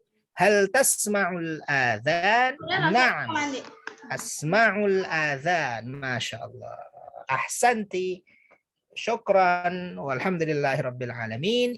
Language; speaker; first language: Arabic; non-native, fluent; Indonesian